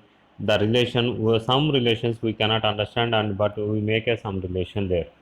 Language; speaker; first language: English; non-native, local second language; Telugu